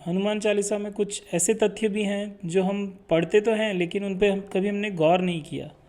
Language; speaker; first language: Hindi; native; Hindi